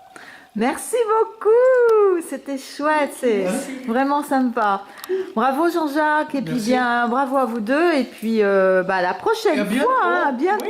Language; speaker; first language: French; native; French